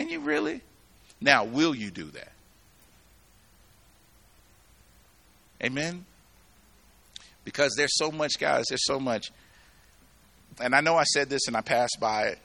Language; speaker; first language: English; native; English